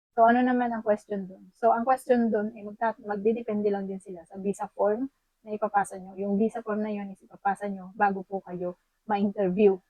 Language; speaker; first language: Filipino; native; Filipino